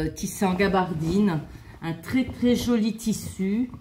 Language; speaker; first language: French; native; French